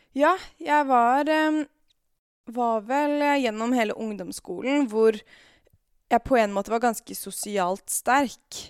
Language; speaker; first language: Norwegian; native; Norwegian